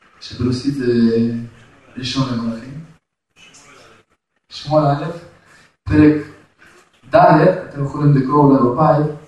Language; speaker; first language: Hebrew; non-native, fluent; Russian